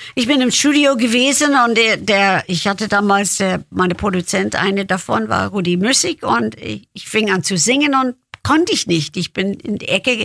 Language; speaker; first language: German; non-native, fluent; English